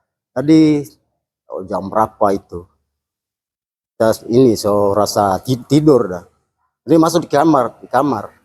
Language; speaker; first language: Indonesian; non-native, local second language; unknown